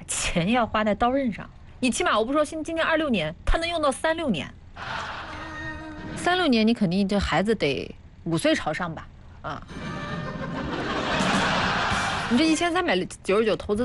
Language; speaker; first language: Chinese; native; Chinese